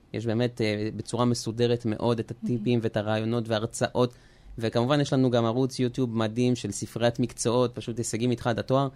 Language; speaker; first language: Hebrew; early bilingual, other home language; French